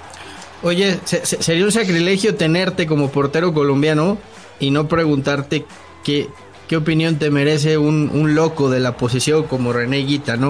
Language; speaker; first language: Spanish; native; Spanish